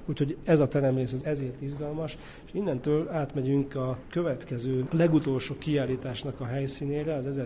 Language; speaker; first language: Hungarian; native; Hungarian